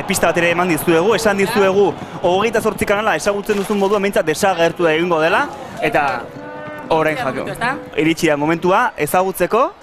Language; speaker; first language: Basque; native; Basque